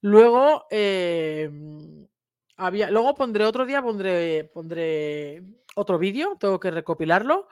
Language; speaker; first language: Spanish; native; Spanish